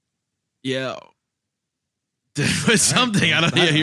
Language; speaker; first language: English; native; English